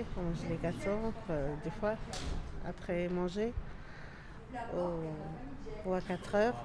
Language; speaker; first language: French; non-native, local second language; Comorian